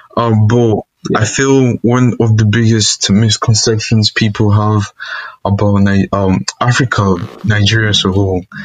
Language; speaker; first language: English; non-native, local second language; Igbo